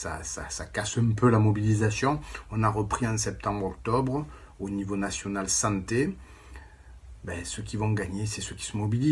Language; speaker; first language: French; native; French